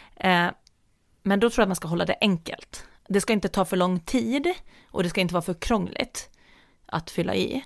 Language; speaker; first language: Swedish; native; Swedish